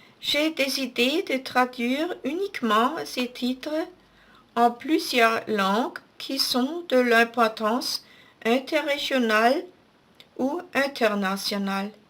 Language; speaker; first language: French; non-native, fluent; German